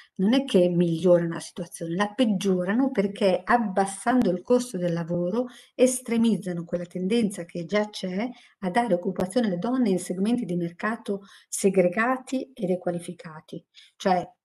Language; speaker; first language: Italian; native; Italian